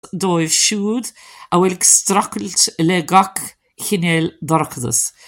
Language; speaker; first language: Irish; non-native, local second language; English